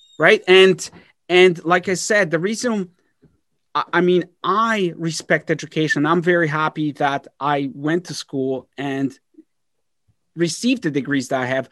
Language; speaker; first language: English; early bilingual, other home language; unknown